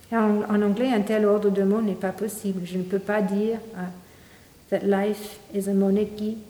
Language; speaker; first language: French; non-native, fluent; English